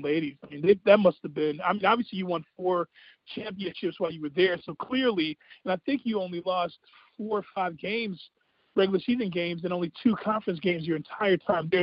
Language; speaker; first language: English; native; English